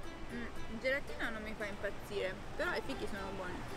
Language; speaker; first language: Italian; native; Italian